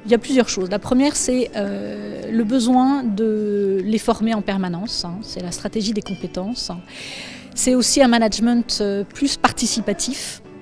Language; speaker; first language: French; native; French